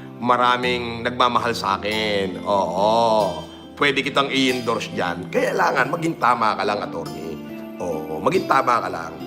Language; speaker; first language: Filipino; native; Filipino